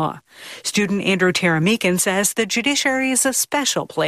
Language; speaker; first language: English; native; English